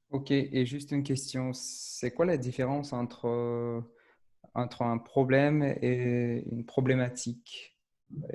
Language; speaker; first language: French; non-native, fluent; Russian